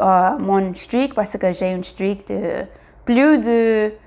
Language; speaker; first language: French; non-native, learner; English